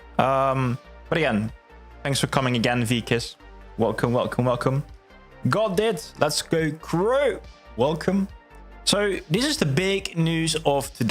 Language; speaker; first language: English; non-native, fluent; Dutch